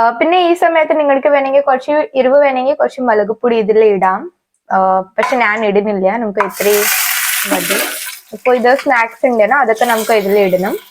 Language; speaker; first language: Malayalam; non-native, local second language; Hindi